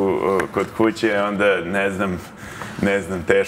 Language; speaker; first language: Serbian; early bilingual, heritage; Serbian